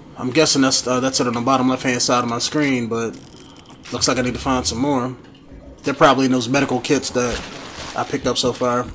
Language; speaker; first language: English; native; English